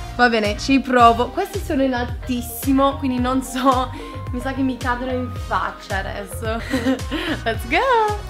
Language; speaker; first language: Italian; early bilingual, heritage; English